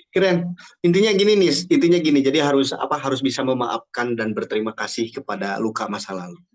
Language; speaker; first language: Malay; non-native, local second language; Sundanese